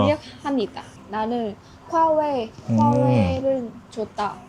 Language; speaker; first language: Korean; non-native, learner; Vietnamese